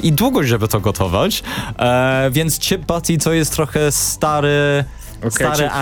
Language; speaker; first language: Polish; non-native, learner; English